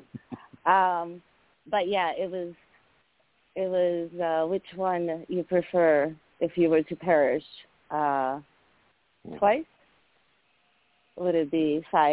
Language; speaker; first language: English; early bilingual, other home language; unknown